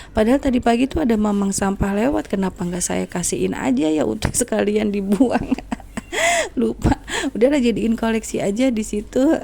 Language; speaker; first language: Indonesian; non-native, local second language; Sundanese